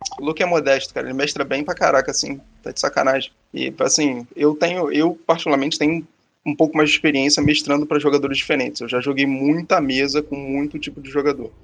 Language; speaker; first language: Portuguese; native; Portuguese